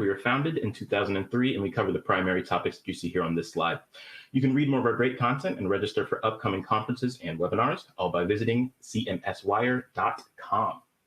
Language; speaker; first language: English; native; English